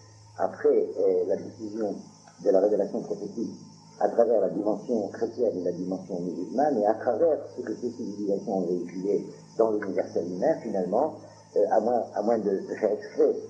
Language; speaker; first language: French; native; French